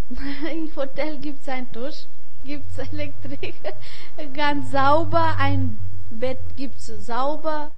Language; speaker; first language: German; non-native, learner; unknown